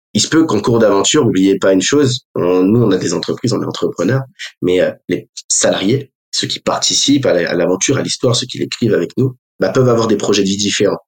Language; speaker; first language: French; native; French